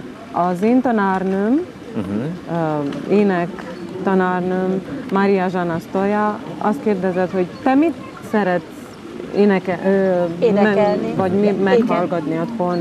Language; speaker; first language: Hungarian; non-native, local second language; Romanian